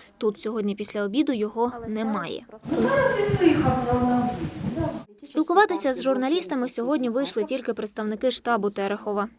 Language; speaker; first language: Ukrainian; native; Ukrainian